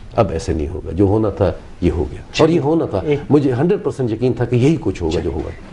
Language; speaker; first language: Urdu; non-native, local second language; Punjabi